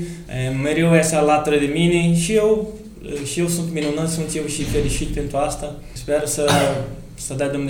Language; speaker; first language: Romanian; non-native, learner; Portuguese